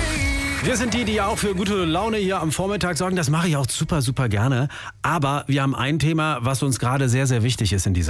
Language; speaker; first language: German; native; German